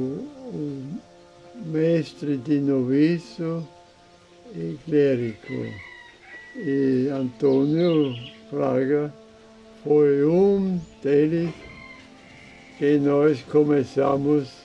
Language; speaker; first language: Portuguese; non-native, fluent; German